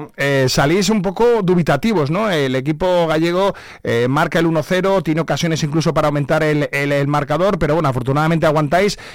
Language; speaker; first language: Spanish; native; Spanish